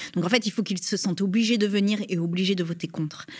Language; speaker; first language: French; native; French